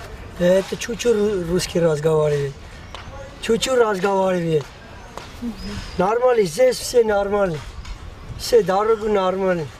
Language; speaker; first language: Russian; non-native, learner; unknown